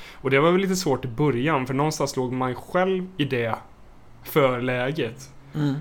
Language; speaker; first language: Swedish; native; Swedish